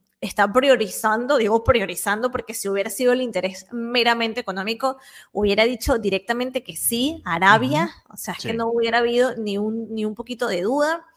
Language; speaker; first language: Spanish; native; Spanish